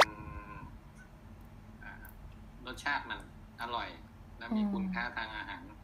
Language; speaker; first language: Thai; native; Thai